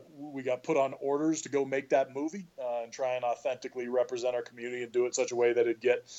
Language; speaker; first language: English; native; English